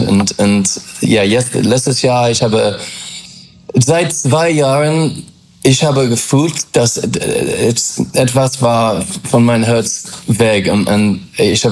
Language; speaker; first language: German; non-native, learner; English